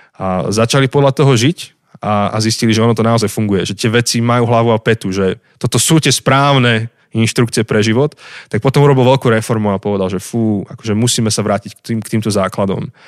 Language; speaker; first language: Slovak; native; Slovak